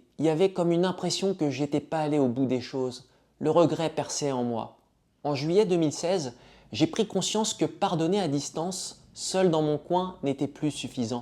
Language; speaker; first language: French; native; French